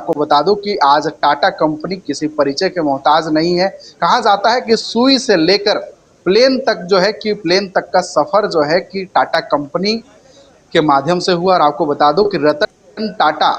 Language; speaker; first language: Hindi; native; Hindi